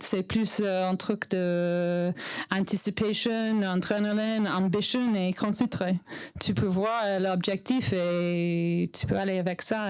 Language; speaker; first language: French; non-native, learner; English